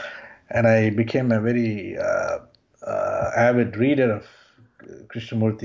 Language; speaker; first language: English; non-native, local second language; Tamil